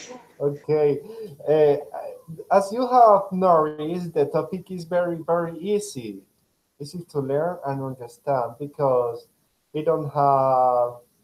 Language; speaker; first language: English; non-native, fluent; Spanish